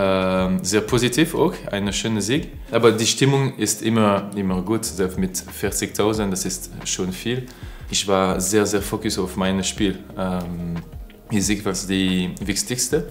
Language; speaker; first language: German; non-native, learner; French